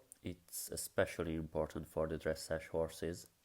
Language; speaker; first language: English; non-native, fluent; Hungarian